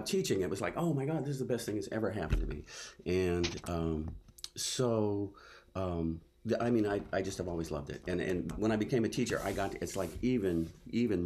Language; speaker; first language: English; native; English